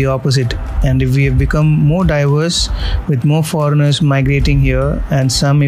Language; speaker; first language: English; non-native, local second language; Tamil